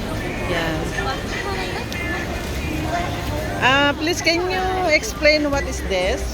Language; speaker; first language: English; non-native, learner; Filipino